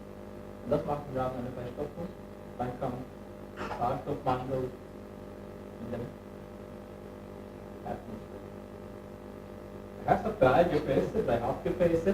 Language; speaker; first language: German; non-native, learner; Turkish